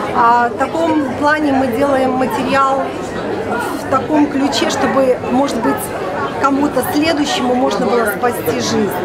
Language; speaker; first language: Russian; native; Russian